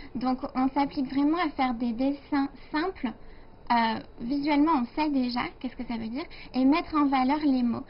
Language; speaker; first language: French; native; French